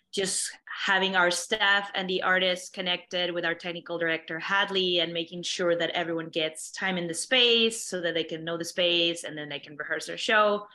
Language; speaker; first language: English; non-native, fluent; Spanish